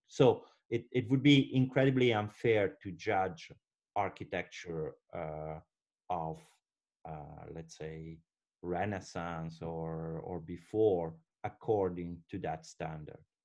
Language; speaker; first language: English; non-native, fluent; Italian